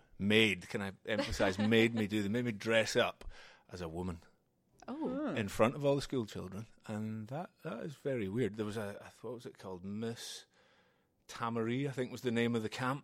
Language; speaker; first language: English; native; English